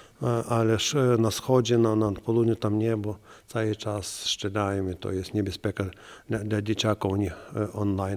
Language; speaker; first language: Polish; non-native, learner; Ukrainian